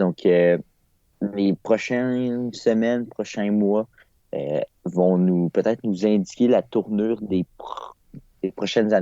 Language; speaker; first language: French; native; French